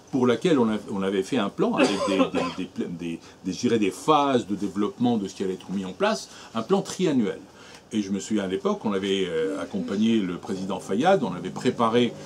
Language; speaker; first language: French; native; French